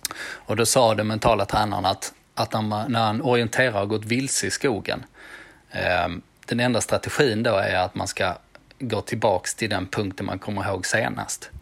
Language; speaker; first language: Swedish; native; Swedish